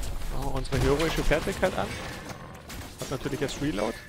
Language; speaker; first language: German; native; German